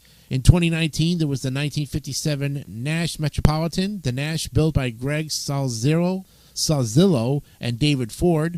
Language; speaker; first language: English; native; English